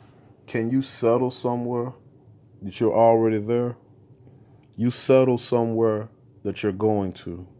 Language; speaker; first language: English; native; English